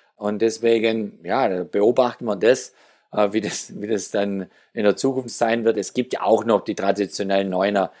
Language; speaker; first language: German; native; German